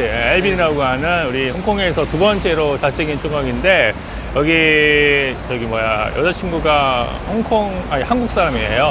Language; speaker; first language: Korean; native; Korean